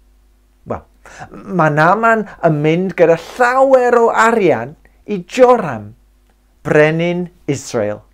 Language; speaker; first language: Welsh; non-native, local second language; English